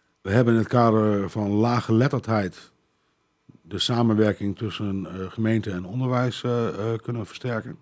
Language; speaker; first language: Dutch; native; Dutch